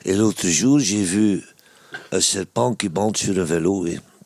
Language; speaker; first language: French; non-native, local second language; Dutch